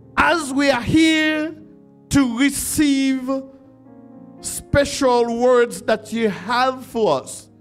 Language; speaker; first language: English; non-native, fluent; Haitian Creole